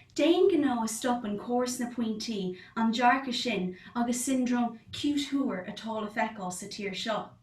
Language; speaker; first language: Irish; non-native, local second language; English